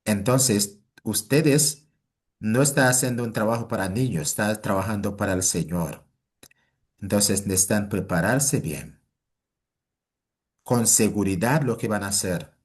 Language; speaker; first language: Spanish; non-native, fluent; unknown